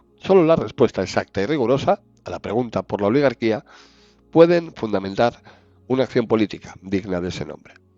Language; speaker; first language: Spanish; native; Spanish